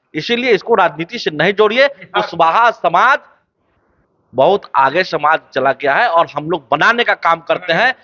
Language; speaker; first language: Hindi; native; Hindi